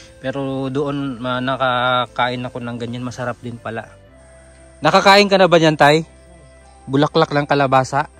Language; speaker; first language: Filipino; non-native, local second language; Cebuano